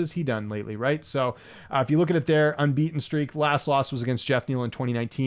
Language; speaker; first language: English; native; English